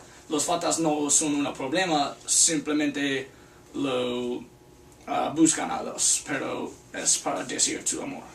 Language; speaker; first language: Spanish; non-native, learner; English